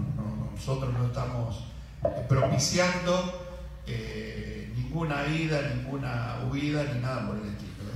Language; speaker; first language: Spanish; native; Spanish